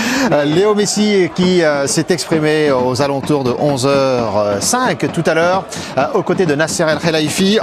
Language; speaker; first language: French; native; French